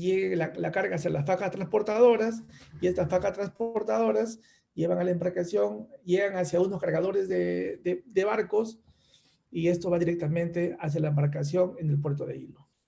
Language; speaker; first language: Spanish; native; Spanish